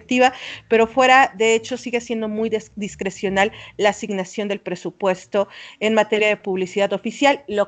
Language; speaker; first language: Spanish; native; Spanish